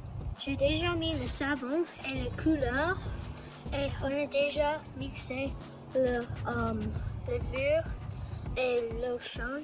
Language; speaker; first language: French; non-native, learner; English